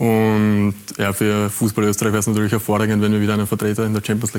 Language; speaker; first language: German; native; German